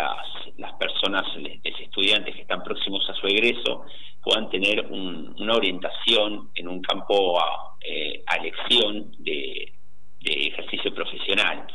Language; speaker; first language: Spanish; native; Spanish